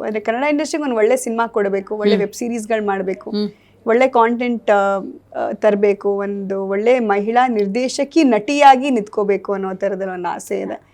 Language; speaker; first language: Kannada; non-native, local second language; Konkani